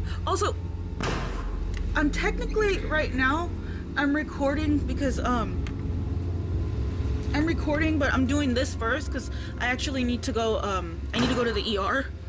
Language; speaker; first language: English; native; English